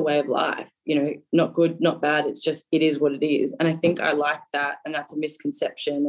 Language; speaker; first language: English; native; English